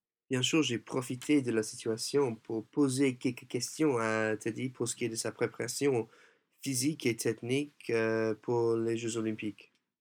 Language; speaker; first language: French; non-native, fluent; English